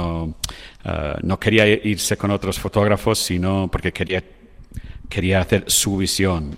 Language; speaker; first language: Spanish; non-native, fluent; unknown